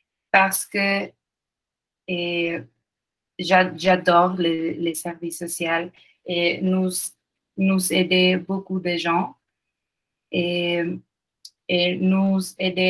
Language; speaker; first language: French; non-native, learner; Spanish